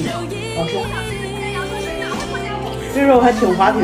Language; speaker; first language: Chinese; native; Chinese